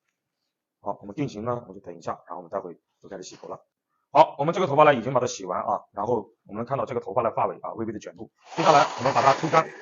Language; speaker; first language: Chinese; native; Chinese